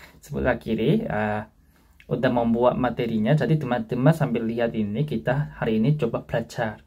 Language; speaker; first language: Indonesian; non-native, fluent; Korean